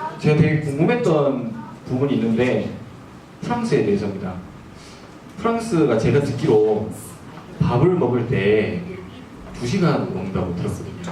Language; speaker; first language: Korean; non-native, fluent; Japanese